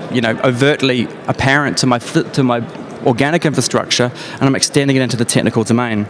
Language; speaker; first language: English; native; English